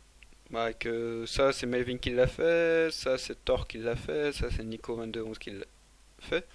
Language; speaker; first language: French; native; French